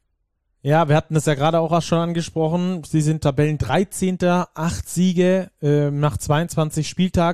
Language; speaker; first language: German; native; German